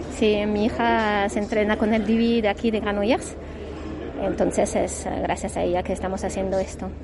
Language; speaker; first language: Spanish; non-native, fluent; French